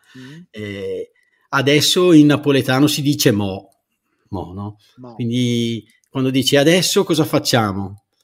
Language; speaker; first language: Italian; native; Italian